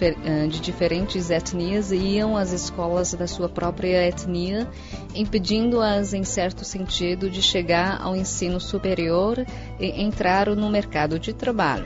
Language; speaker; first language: Portuguese; non-native, fluent; Chinese